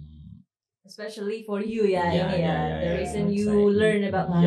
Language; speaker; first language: English; non-native, fluent; Indonesian